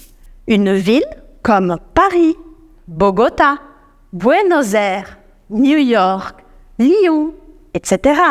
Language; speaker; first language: French; non-native, fluent; Spanish